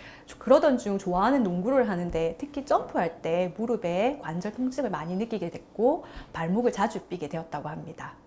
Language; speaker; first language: Korean; native; Korean